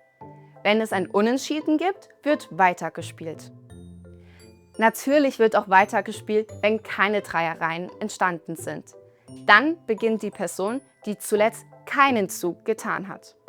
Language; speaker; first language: German; native; German